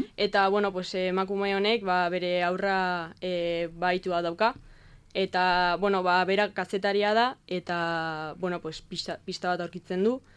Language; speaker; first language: Basque; non-native, local second language; Spanish